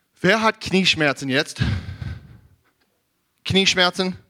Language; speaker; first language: German; non-native, learner; English